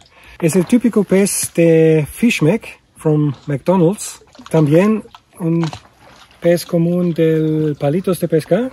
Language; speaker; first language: Spanish; non-native, learner; German